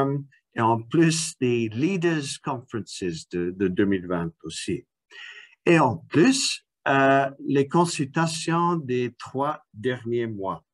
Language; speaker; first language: French; non-native, fluent; English